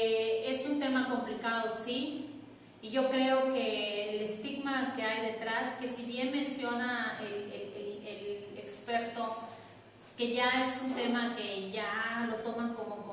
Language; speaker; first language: Spanish; native; Spanish